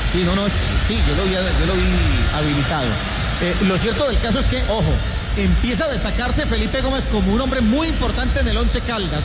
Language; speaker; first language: Spanish; native; Spanish